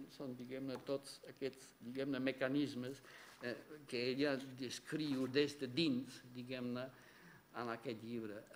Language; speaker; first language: Catalan; non-native, fluent; German